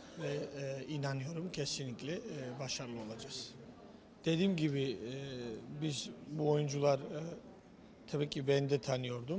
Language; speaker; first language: Turkish; non-native, fluent; Georgian